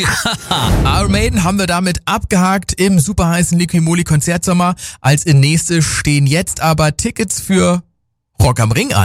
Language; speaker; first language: German; native; German